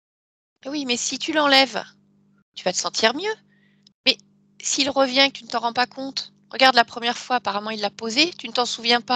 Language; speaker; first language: French; native; French